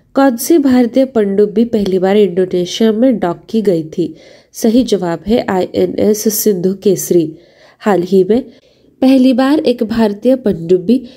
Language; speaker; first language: Hindi; non-native, local second language; Marathi